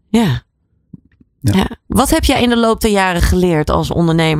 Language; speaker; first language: Dutch; native; Dutch